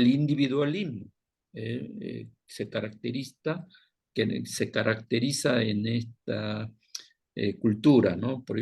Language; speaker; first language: Spanish; non-native, fluent; Korean